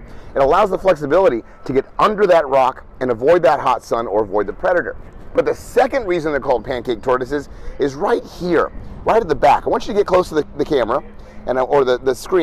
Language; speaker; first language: English; native; English